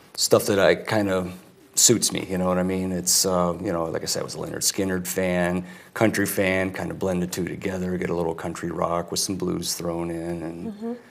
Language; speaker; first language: English; native; English